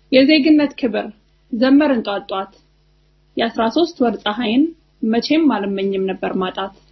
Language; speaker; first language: Amharic; native; Amharic